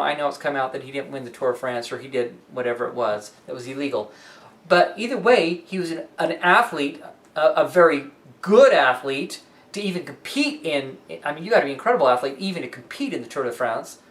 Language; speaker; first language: English; native; English